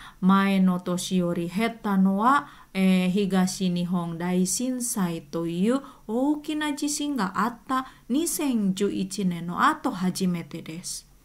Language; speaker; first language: Japanese; non-native, fluent; Indonesian